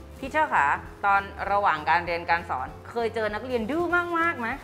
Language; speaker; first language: Thai; native; Thai